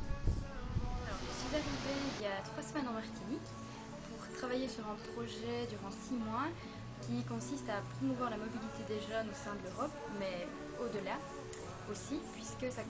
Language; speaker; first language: French; native; French